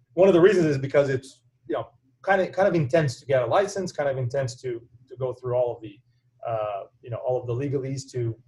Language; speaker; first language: English; non-native, fluent; Portuguese